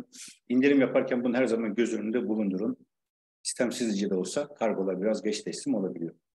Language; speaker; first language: Turkish; native; Turkish